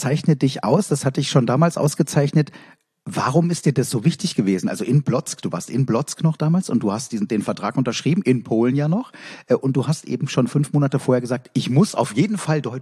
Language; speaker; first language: German; native; German